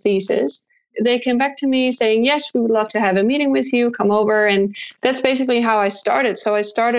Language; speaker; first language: English; non-native, fluent; Dutch